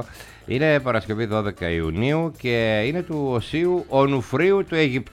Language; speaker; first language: Greek; native; Greek